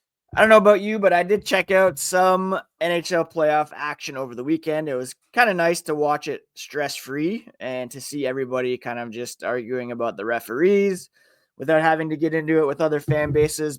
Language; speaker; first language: English; native; English